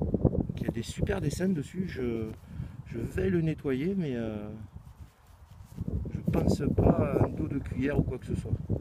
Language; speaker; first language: French; native; French